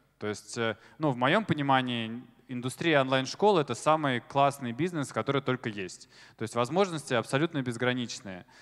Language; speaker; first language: Russian; native; Russian